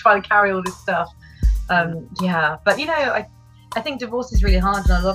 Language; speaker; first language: English; native; English